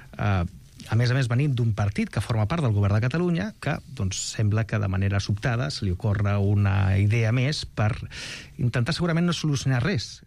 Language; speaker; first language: Catalan; non-native, local second language; Spanish